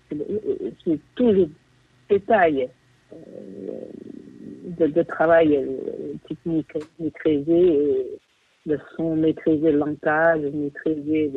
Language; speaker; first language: French; non-native, fluent; Chinese